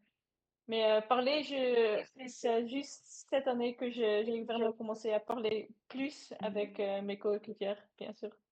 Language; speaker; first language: French; non-native, learner; Dutch